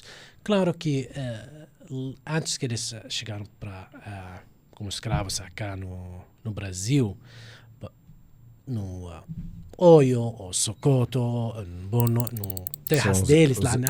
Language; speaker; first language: Portuguese; non-native, fluent; Arabic